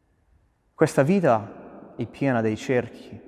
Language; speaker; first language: Italian; non-native, fluent; English